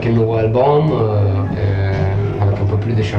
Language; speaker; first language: French; non-native, learner; Italian